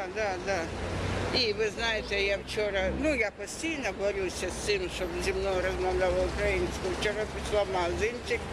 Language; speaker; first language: Ukrainian; non-native, local second language; Russian